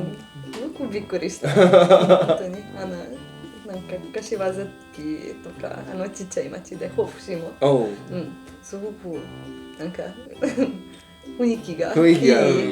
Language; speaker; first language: Japanese; non-native, fluent; Serbian